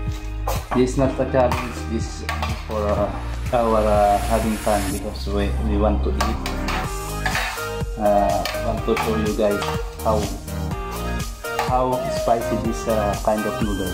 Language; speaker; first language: English; non-native, local second language; Filipino